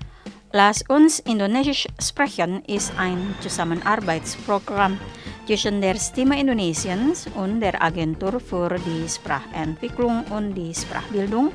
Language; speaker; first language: German; non-native, fluent; Indonesian